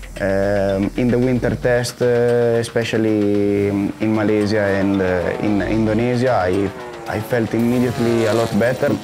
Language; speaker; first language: English; non-native, fluent; Italian